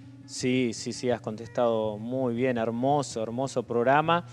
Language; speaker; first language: Spanish; native; Spanish